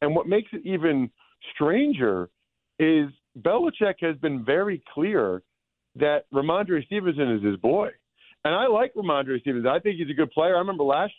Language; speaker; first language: English; native; English